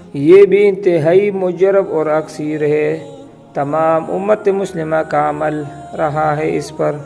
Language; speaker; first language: Urdu; non-native, local second language; Pashto